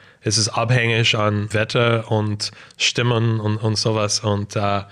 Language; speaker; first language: German; non-native, fluent; English